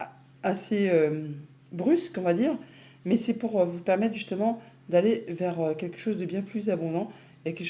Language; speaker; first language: French; native; French